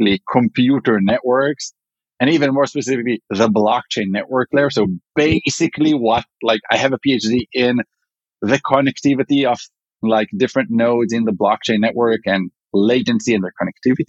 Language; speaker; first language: English; non-native, fluent; Hebrew